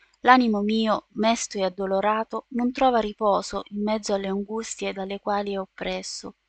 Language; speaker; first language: Italian; native; Italian